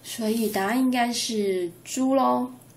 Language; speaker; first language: Chinese; native; Chinese